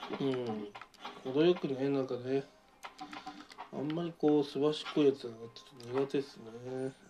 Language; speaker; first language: Japanese; native; Japanese